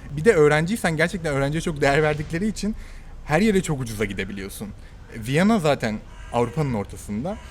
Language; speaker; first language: Turkish; native; Turkish